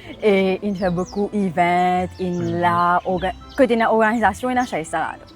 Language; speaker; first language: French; non-native, local second language; Morisyen